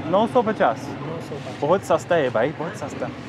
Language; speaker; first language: Hindi; non-native, learner; English